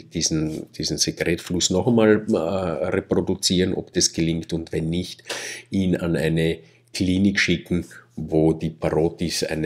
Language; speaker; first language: German; native; German